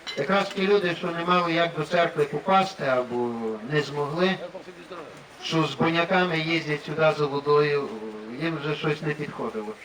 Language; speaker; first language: Ukrainian; native; Ukrainian